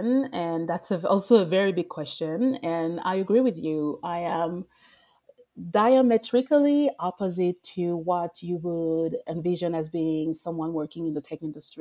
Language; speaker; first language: English; non-native, fluent; French